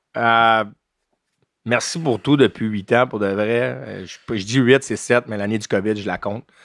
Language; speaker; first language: French; native; French